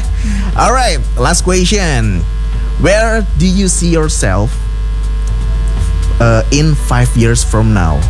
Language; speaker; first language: English; non-native, learner; Indonesian